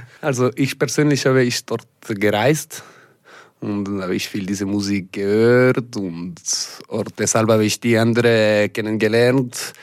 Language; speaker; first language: German; non-native, local second language; French